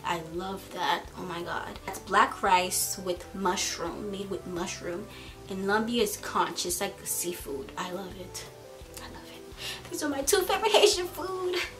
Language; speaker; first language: English; early bilingual, other home language; Haitian Creole